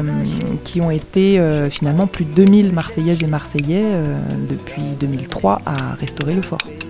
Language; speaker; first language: French; native; French